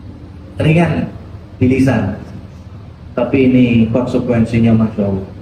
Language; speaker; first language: Indonesian; native; Indonesian